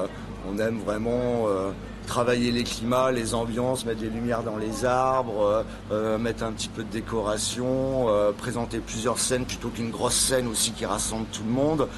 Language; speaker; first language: French; native; French